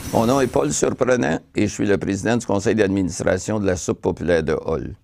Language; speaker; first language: French; native; French